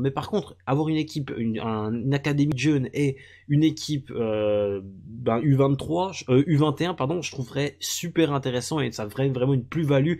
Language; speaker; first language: French; native; French